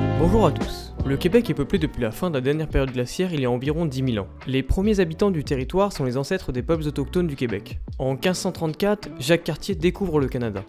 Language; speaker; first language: French; early bilingual, other home language; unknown